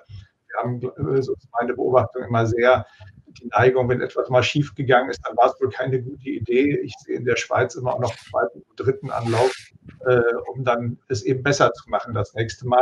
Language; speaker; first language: German; native; German